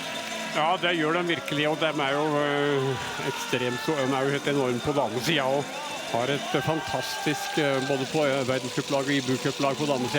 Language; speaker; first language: Norwegian; native; Norwegian